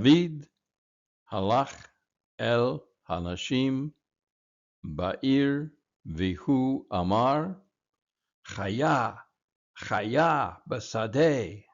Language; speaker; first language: Hebrew; non-native, fluent; English